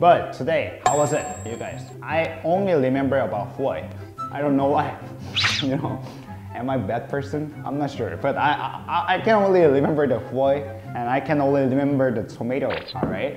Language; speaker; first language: English; early bilingual, other home language; Korean